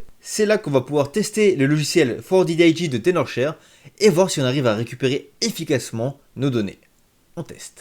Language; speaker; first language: French; native; French